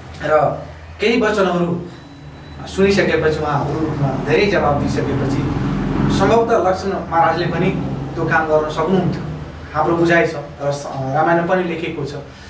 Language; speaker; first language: Nepali; non-native, local second language; Maithili